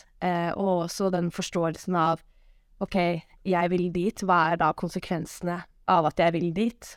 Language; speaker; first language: Norwegian; native; Norwegian